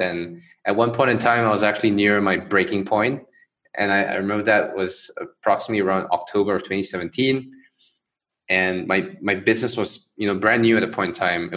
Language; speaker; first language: English; non-native, local second language; Chinese